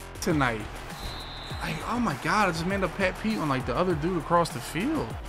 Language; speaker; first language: English; native; English